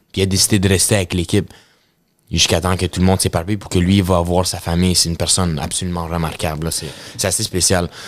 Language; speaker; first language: French; early bilingual, other home language; Russian